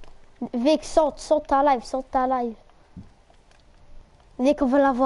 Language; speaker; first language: French; native; French